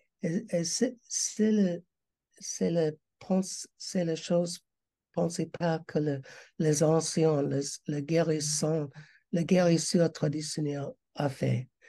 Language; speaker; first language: French; non-native, learner; English